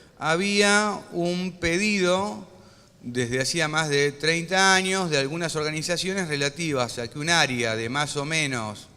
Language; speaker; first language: Spanish; native; Spanish